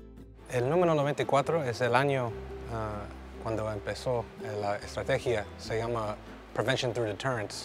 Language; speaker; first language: Spanish; early bilingual, heritage; English